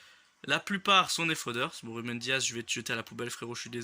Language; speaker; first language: French; native; French